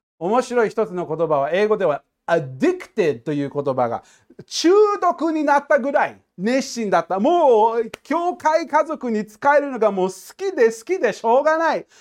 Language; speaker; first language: Japanese; non-native, fluent; English